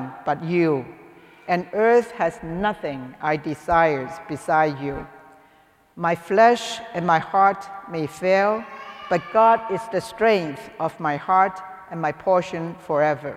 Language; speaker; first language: English; non-native, local second language; Cantonese